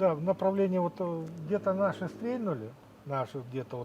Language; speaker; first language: Russian; native; Russian